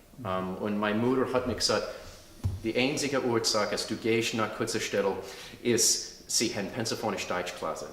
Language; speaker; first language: German; early bilingual, heritage; English